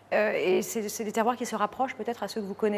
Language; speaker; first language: French; native; French